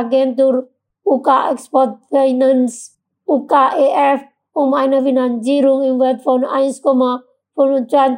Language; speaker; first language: German; non-native, fluent; Indonesian